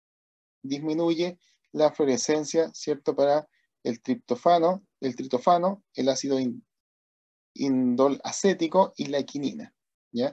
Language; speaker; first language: Spanish; native; Spanish